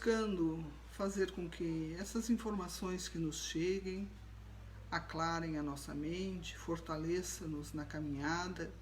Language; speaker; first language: Portuguese; native; Portuguese